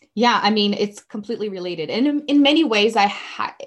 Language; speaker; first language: English; non-native, fluent; Portuguese